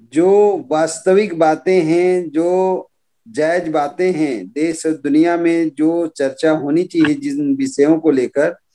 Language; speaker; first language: Hindi; native; Hindi